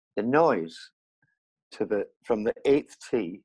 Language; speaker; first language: English; native; English